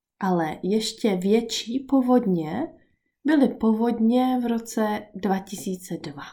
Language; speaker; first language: Czech; native; Czech